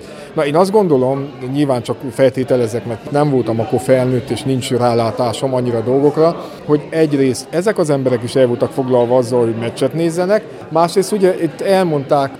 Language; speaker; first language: Hungarian; native; Hungarian